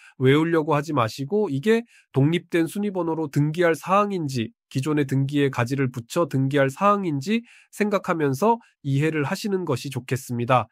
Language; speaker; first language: Korean; native; Korean